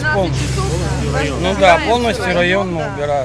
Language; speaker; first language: Russian; native; Russian